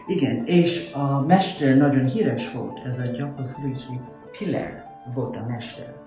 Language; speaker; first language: Hungarian; early bilingual, heritage; Hungarian